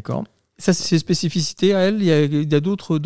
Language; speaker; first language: French; native; French